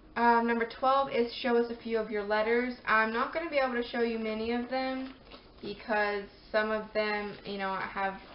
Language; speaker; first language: English; native; English